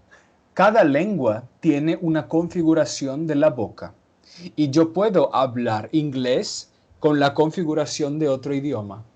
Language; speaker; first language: Spanish; non-native, fluent; Portuguese